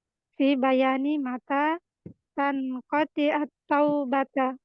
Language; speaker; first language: Arabic; non-native, learner; Indonesian